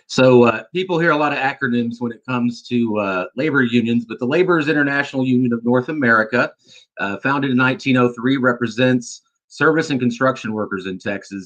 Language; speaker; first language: English; native; English